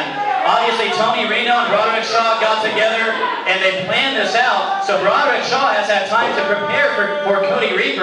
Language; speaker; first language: English; native; English